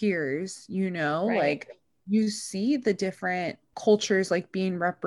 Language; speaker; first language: English; early bilingual, other home language; Spanish